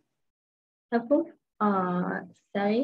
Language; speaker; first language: English; non-native, fluent; Vietnamese